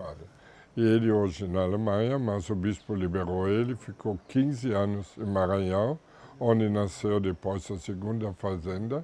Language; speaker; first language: Portuguese; non-native, fluent; German